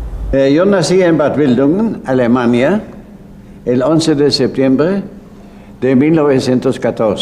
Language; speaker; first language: Spanish; non-native, fluent; German